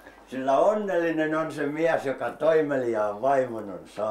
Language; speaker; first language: Finnish; native; Finnish